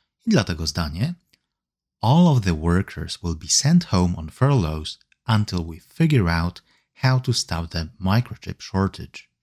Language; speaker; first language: English; non-native, fluent; Polish